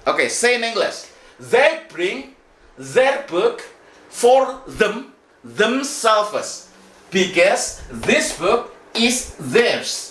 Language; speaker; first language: English; non-native, fluent; Indonesian